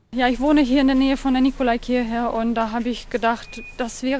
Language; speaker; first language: German; non-native, fluent; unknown